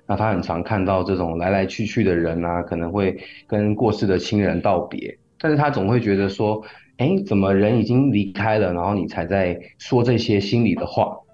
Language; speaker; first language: Chinese; native; Chinese